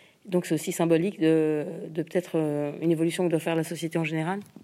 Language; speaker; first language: French; native; French